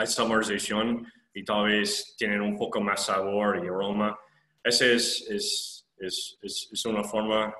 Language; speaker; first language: Spanish; non-native, fluent; English